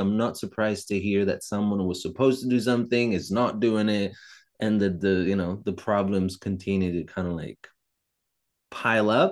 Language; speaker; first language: English; non-native, fluent; Italian